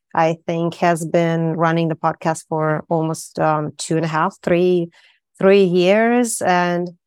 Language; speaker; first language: English; non-native, fluent; Russian